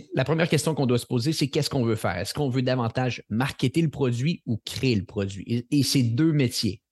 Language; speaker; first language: French; native; French